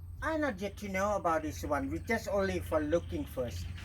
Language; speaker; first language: English; non-native, learner; Thai